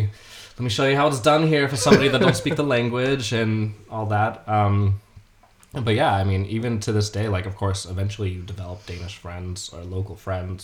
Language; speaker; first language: English; native; English